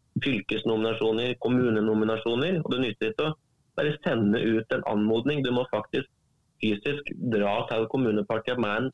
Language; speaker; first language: Norwegian; native; Norwegian